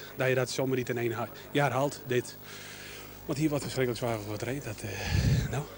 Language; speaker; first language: Dutch; non-native, local second language; Western Frisian